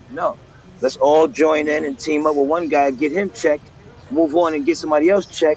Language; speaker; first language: English; native; English